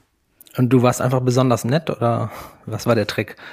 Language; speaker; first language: German; native; German